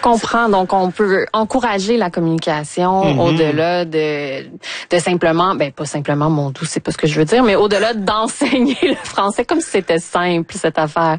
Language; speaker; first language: French; native; French